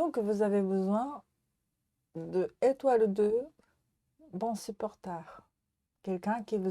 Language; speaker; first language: French; non-native, learner; Japanese